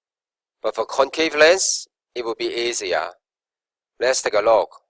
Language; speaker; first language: English; non-native, local second language; Cantonese